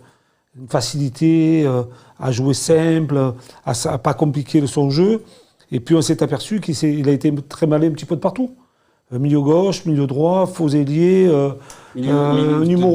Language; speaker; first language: French; native; French